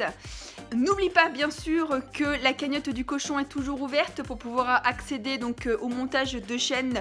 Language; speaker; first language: French; native; French